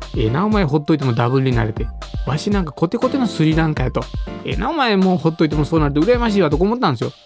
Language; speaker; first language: Japanese; non-native, fluent; Sinhala